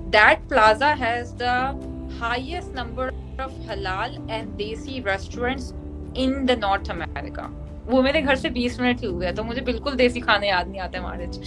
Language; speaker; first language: Urdu; native; Urdu